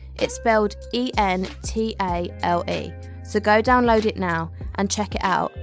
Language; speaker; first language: English; native; English